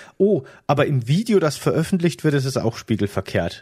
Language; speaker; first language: German; native; German